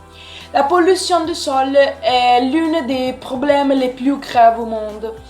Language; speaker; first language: French; non-native, learner; Italian